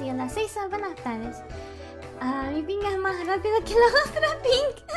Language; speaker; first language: Spanish; early bilingual, heritage; English